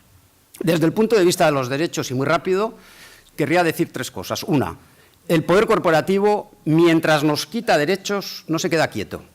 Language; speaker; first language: Spanish; native; Spanish